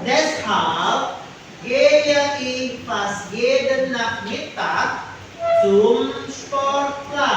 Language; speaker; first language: German; non-native, fluent; Indonesian